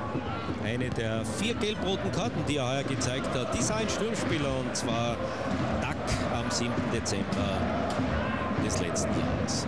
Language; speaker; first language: German; native; German